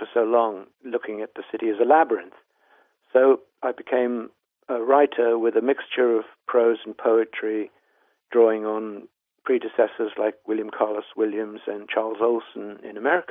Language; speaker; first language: English; native; English